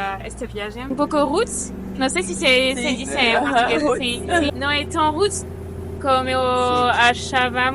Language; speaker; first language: Portuguese; non-native, learner; French